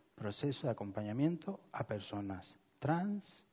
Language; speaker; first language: Spanish; native; Spanish